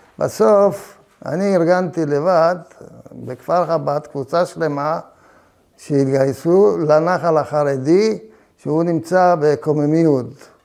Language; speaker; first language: Hebrew; early bilingual, other home language; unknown